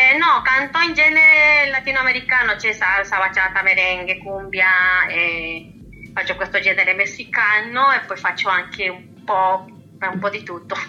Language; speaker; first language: Italian; non-native, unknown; Spanish